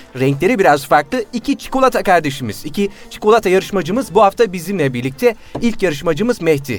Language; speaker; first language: Turkish; native; Turkish